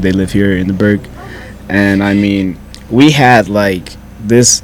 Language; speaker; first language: English; non-native, fluent; Spanish